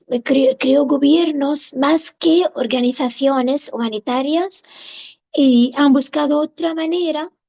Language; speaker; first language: Spanish; non-native, fluent; Arabic